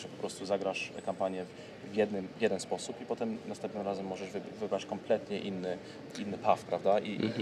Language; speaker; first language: Polish; early bilingual, heritage; Polish